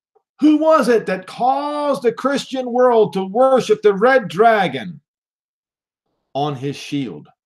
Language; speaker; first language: English; native; English